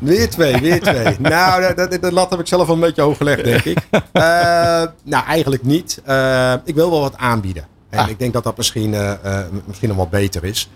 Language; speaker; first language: Dutch; native; Dutch